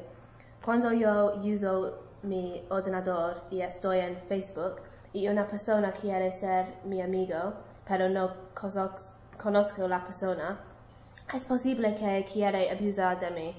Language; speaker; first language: Spanish; non-native, learner; English